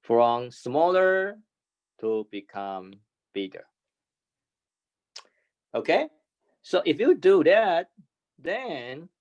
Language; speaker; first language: English; non-native, fluent; Chinese